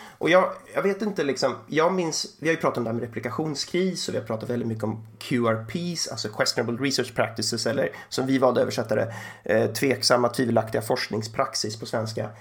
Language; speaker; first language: Swedish; native; Swedish